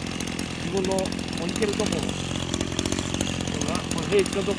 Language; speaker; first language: Japanese; native; Japanese